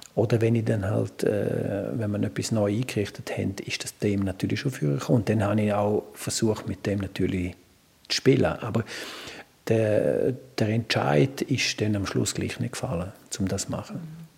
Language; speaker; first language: German; non-native, local second language; Romansh